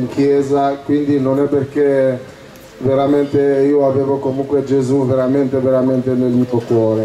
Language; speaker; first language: Italian; non-native, fluent; Albanian